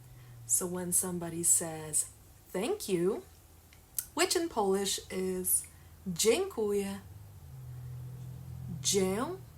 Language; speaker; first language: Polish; early bilingual, heritage; Polish